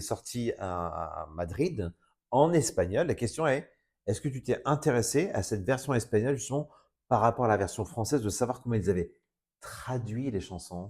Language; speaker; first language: French; native; French